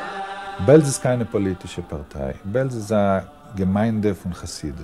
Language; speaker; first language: German; non-native, learner; Yiddish